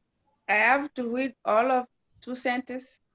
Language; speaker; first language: English; non-native, learner; French